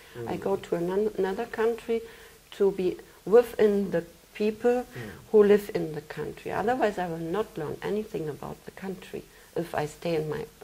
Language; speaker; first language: English; non-native, fluent; German